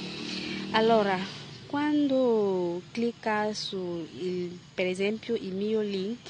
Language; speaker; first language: Italian; non-native, learner; French